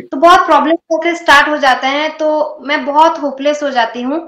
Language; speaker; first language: Hindi; non-native, local second language; Odia